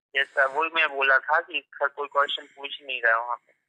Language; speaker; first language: Hindi; native; Hindi